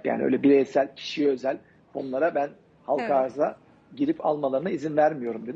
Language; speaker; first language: Turkish; native; Turkish